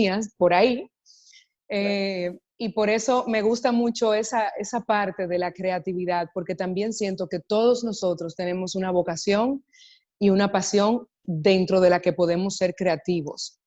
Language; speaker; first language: Spanish; native; Spanish